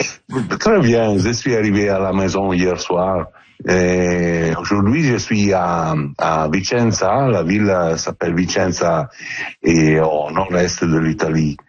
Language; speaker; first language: French; non-native, learner; Italian